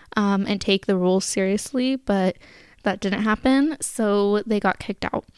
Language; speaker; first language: English; native; English